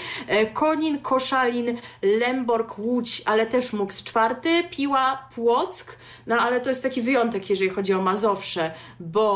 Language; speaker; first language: Polish; native; Polish